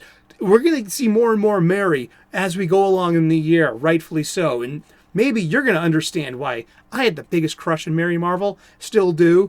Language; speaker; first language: English; native; English